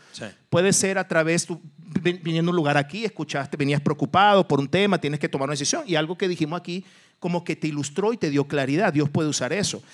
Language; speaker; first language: Spanish; early bilingual, other home language; Portuguese